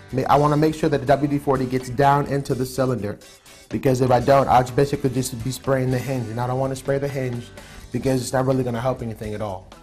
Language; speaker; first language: English; native; English